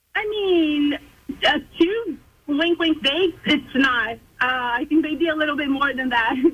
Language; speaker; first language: English; non-native, fluent; Portuguese